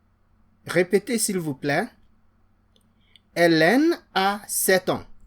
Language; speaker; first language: French; non-native, fluent; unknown